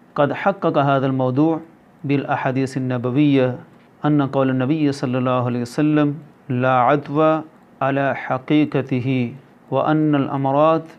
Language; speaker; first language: Arabic; non-native, fluent; Urdu